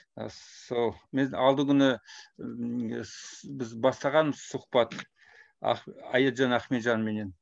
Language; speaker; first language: Kazakh; non-native, local second language; Russian